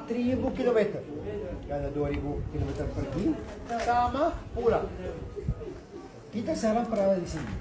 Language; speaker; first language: Indonesian; non-native, fluent; Arabic